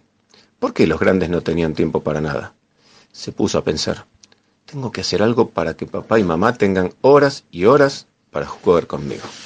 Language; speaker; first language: Spanish; native; Spanish